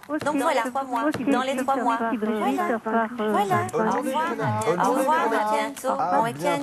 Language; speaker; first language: French; native; French